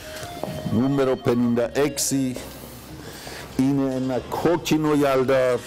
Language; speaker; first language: Greek; non-native, learner; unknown